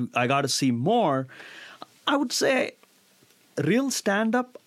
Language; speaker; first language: English; non-native, local second language; Tamil